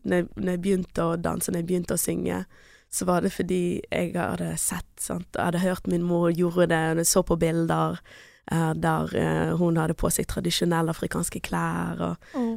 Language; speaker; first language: Norwegian; early bilingual, other home language; Portuguese